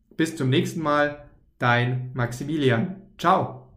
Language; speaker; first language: German; native; German